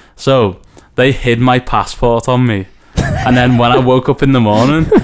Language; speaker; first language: English; native; English